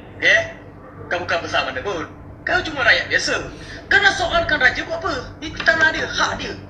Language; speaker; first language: Malay; non-native, local second language; Tamil